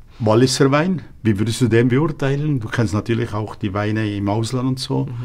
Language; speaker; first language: German; native; German